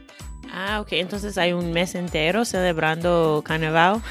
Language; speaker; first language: Spanish; non-native, fluent; English